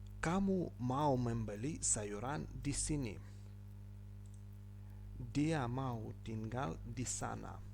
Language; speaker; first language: Indonesian; non-native, learner; Ukrainian